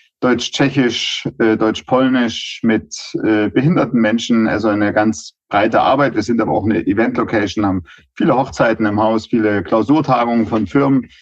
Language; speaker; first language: German; native; German